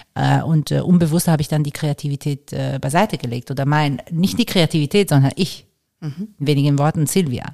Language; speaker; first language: German; non-native, fluent; Italian